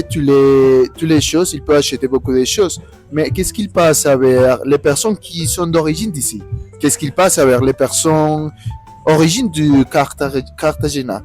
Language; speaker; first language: French; non-native, learner; Spanish